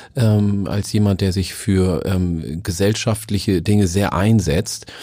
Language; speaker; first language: German; early bilingual, other home language; Oromo